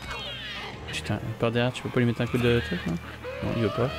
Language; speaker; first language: French; native; French